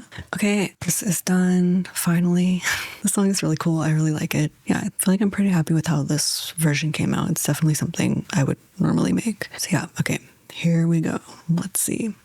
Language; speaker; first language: English; native; English